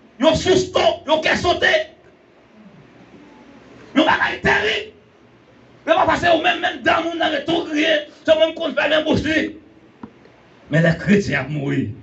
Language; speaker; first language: French; non-native, learner; Haitian Creole